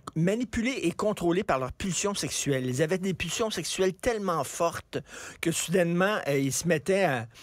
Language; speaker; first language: French; native; French